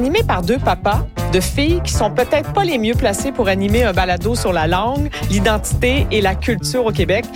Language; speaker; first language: French; native; French